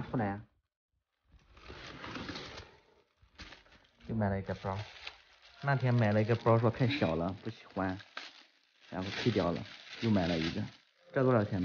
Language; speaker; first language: Chinese; native; Chinese